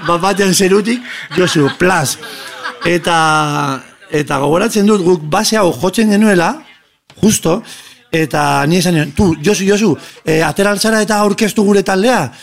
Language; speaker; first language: Basque; native; Basque